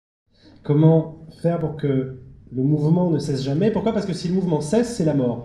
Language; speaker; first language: French; native; French